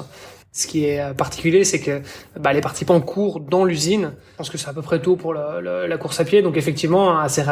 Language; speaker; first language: French; native; French